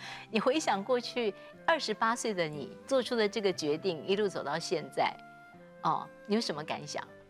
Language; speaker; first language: Chinese; native; Chinese